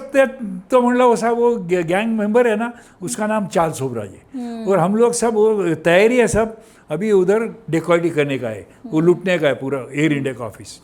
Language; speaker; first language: Hindi; non-native, local second language; Marathi